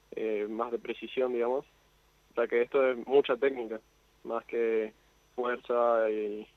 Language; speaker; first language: Spanish; native; Spanish